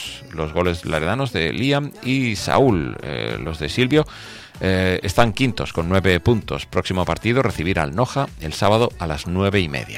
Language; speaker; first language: Spanish; native; Spanish